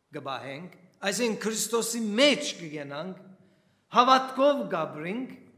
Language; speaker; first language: Armenian; early bilingual, heritage; Armenian